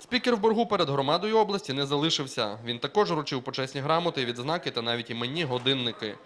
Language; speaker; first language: Ukrainian; native; Ukrainian